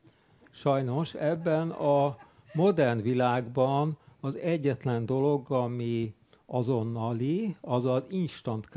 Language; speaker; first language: Hungarian; native; Hungarian